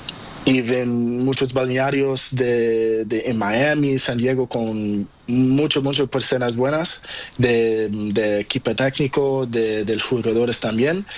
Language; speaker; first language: Spanish; non-native, learner; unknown